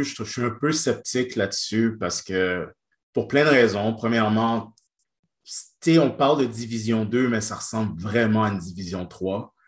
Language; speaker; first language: French; native; French